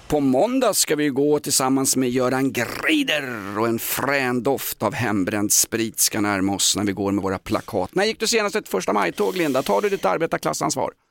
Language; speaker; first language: Swedish; native; Swedish